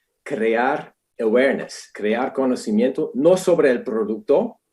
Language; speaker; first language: Spanish; non-native, fluent; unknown